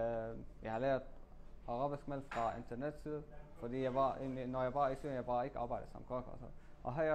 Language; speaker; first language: Danish; non-native, learner; Arabic